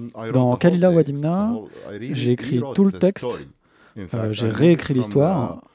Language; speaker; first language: French; non-native, fluent; Arabic